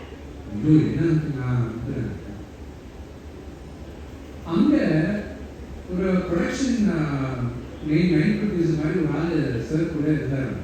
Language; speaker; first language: Tamil; non-native, local second language; Telugu